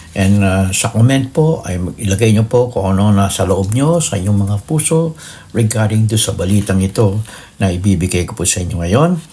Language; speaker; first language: Filipino; native; Filipino